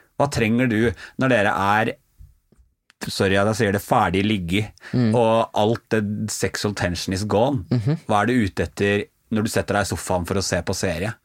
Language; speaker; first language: Norwegian; native; Norwegian